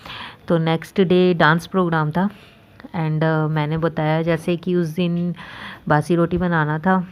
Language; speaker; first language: Hindi; native; Hindi